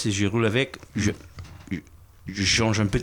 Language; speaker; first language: French; non-native, fluent; English